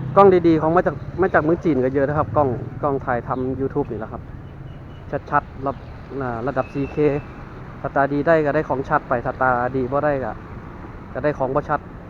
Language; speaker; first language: Thai; native; Thai